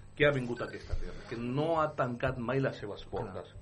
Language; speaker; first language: Catalan; non-native, fluent; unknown